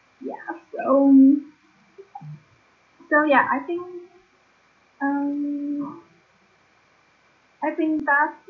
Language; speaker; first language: English; non-native, learner; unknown